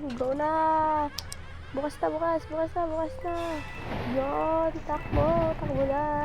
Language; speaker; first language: Filipino; non-native, local second language; Cebuano